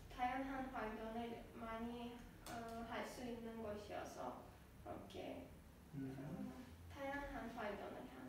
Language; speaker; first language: Korean; non-native, learner; Azerbaijani